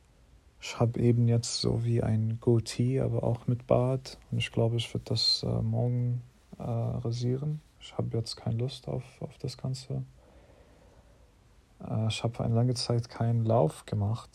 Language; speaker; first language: German; non-native, fluent; English